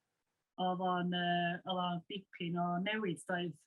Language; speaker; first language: Welsh; native; Welsh